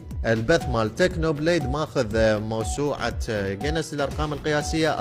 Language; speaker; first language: Arabic; native; Arabic